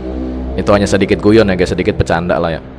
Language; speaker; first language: Indonesian; native; Indonesian